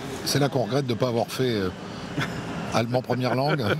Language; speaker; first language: French; native; French